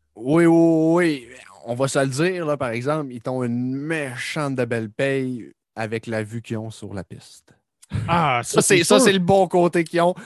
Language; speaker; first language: French; native; French